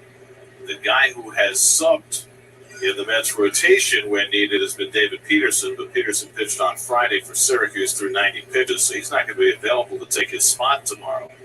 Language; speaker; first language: English; native; English